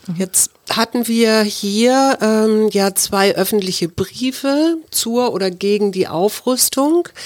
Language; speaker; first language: German; native; German